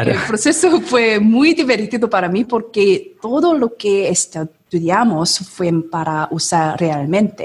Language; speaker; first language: Spanish; non-native, learner; Korean